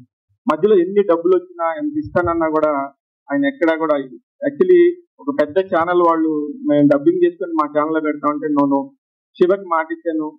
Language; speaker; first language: Telugu; native; Telugu